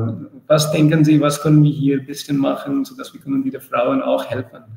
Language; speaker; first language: German; non-native, learner; Urdu